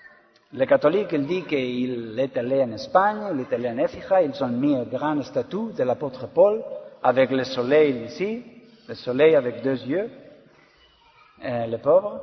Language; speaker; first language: French; non-native, learner; Spanish